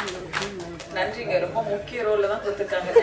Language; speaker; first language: Tamil; native; Tamil